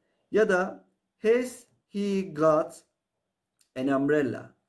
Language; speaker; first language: English; non-native, fluent; Turkish